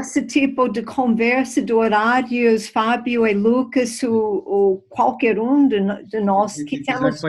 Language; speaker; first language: Portuguese; non-native, fluent; English